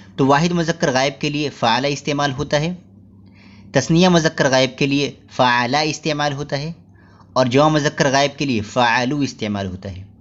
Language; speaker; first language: Urdu; native; Urdu